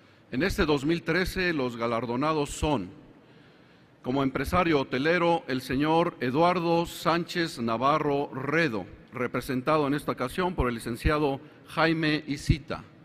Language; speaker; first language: Spanish; native; Spanish